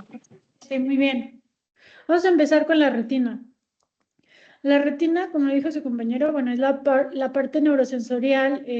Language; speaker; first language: Spanish; native; Spanish